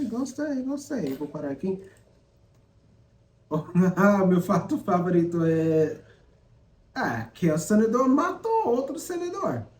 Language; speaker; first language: Portuguese; non-native, learner; English